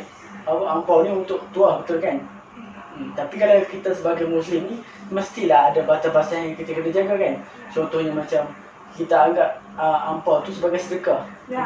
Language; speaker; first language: Malay; native; Malay